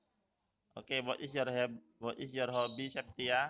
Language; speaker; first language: English; non-native, fluent; Indonesian